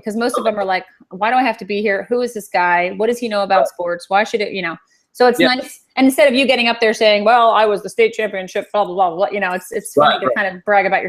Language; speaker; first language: English; native; English